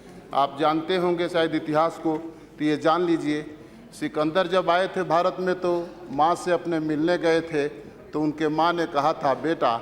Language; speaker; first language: Hindi; native; Hindi